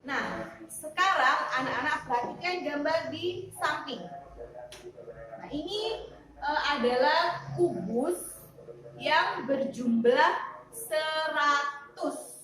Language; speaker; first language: Indonesian; native; Indonesian